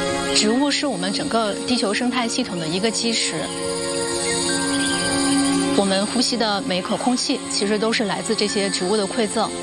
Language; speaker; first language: Chinese; native; Chinese